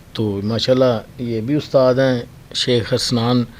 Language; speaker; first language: Urdu; non-native, local second language; Punjabi